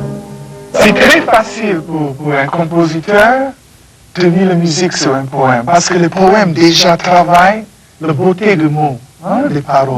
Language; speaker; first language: French; non-native, fluent; English